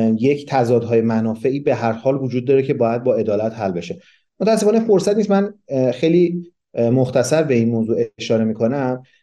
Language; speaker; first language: Persian; non-native, local second language; Kurdish